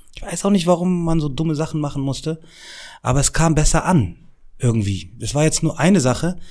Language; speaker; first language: German; early bilingual, other home language; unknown